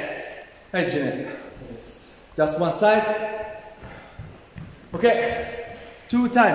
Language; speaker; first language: English; non-native, learner; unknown